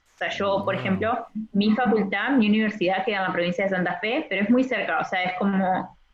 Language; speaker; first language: Spanish; native; Spanish